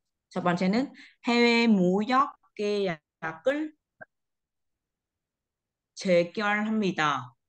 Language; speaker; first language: Korean; non-native, learner; Vietnamese